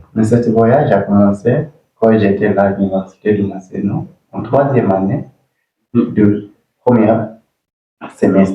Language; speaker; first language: French; non-native, learner; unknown